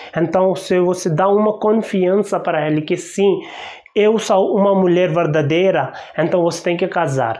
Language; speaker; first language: Portuguese; non-native, learner; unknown